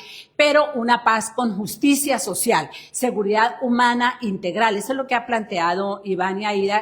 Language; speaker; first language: Spanish; native; Spanish